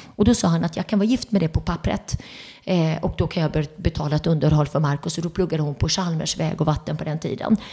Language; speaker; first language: Swedish; early bilingual, other home language; Turoyo